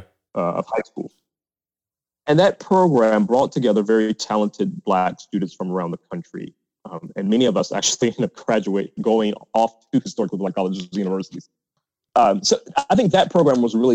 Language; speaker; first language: English; native; English